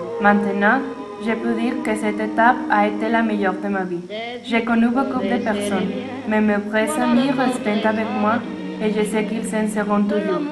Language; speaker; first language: French; non-native, learner; Spanish